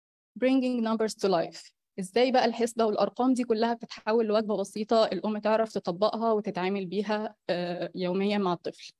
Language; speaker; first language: Arabic; native; Arabic